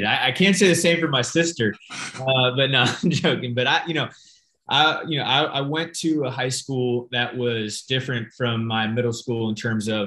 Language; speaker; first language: English; native; English